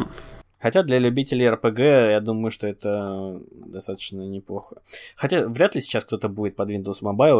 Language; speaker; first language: Russian; native; Russian